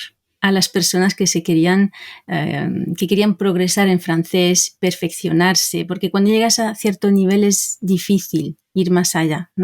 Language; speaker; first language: Spanish; non-native, fluent; French